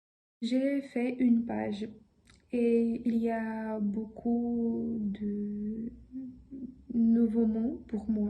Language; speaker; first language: French; non-native, learner; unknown